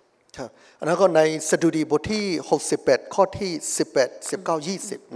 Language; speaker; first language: Thai; non-native, fluent; Burmese